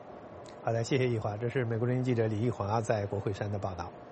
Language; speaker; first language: Chinese; native; Chinese